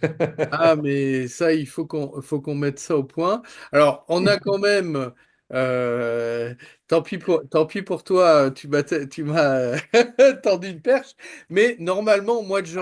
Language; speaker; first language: French; native; French